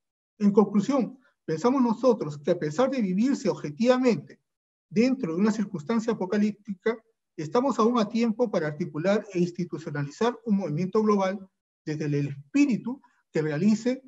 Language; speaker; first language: Spanish; native; Spanish